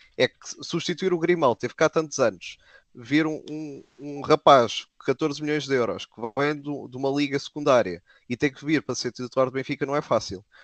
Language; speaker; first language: Portuguese; native; Portuguese